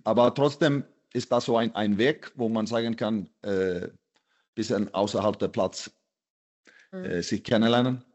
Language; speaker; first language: German; non-native, fluent; Icelandic